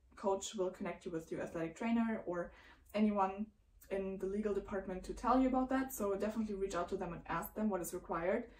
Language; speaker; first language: English; non-native, fluent; German